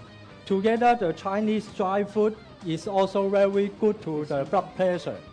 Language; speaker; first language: English; non-native, local second language; Cantonese